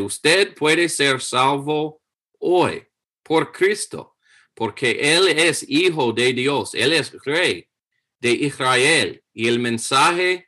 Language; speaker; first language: Spanish; non-native, fluent; English